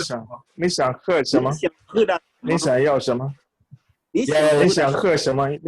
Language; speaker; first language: Chinese; non-native, learner; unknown